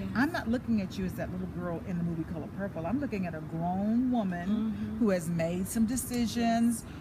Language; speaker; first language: English; native; English